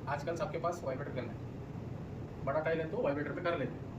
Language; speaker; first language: Hindi; non-native, local second language; Kannada